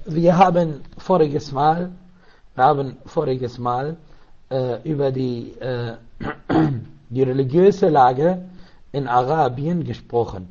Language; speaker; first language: German; non-native, learner; Arabic